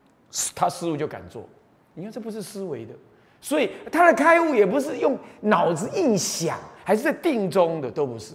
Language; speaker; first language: Chinese; native; Chinese